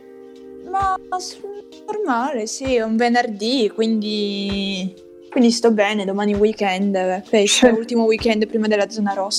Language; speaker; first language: Italian; native; Italian